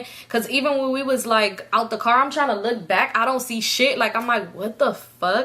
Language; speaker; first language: English; native; English